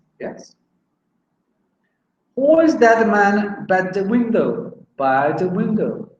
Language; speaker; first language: English; non-native, fluent; Spanish